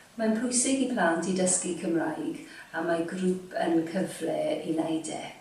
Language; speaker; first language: Welsh; non-native, local second language; English